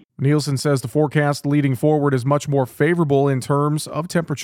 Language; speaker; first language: English; native; English